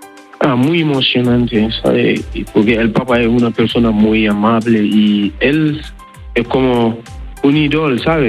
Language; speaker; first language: Spanish; non-native, learner; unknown